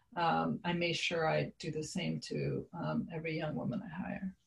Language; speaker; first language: English; non-native, fluent; Serbian